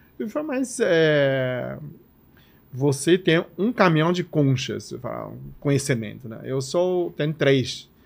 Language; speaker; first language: Portuguese; non-native, fluent; Chinese